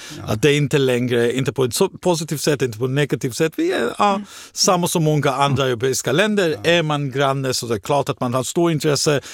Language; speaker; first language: Swedish; non-native, fluent; Hebrew